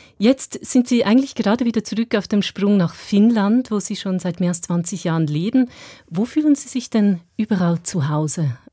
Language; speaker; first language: German; native; German